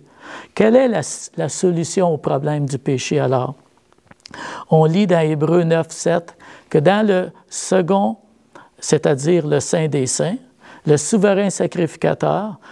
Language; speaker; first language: French; native; French